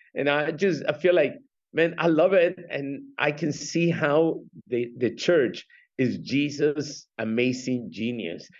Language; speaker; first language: English; non-native, fluent; Spanish